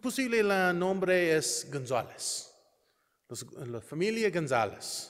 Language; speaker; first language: Spanish; non-native, learner; English